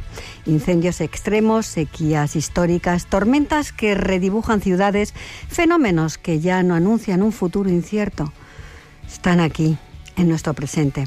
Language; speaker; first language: Spanish; native; Spanish